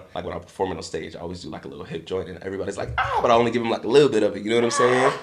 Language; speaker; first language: English; native; English